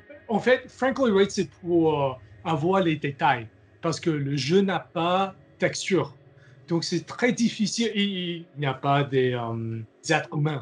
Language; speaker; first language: French; non-native, learner; English